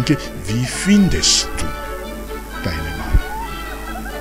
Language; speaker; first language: German; non-native, learner; Rundi